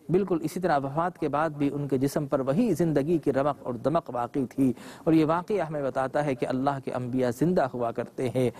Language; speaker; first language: Urdu; native; Urdu